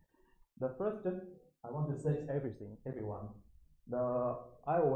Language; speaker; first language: English; non-native, learner; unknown